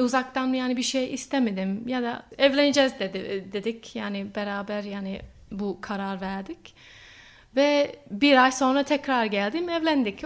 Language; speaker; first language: Turkish; non-native, learner; English